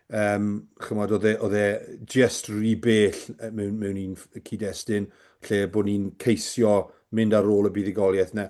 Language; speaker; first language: Welsh; native; Welsh